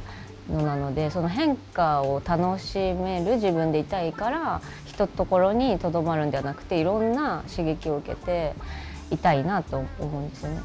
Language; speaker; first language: Japanese; native; Japanese